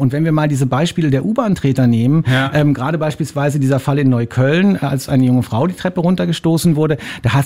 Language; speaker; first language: German; native; German